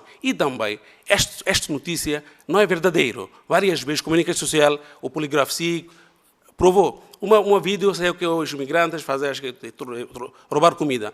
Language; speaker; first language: Portuguese; non-native, learner; Bangla